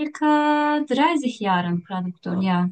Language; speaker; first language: German; non-native, learner; Turkish